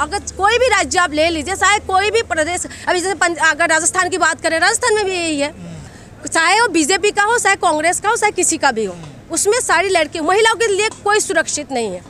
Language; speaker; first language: Hindi; non-native, local second language; Assamese